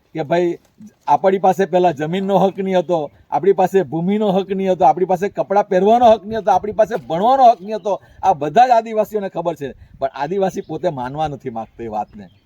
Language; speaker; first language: Gujarati; native; Gujarati